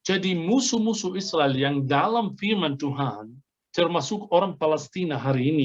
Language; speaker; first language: Indonesian; non-native, fluent; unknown